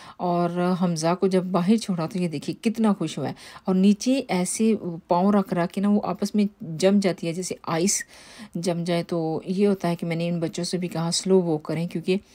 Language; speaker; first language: Urdu; native; Urdu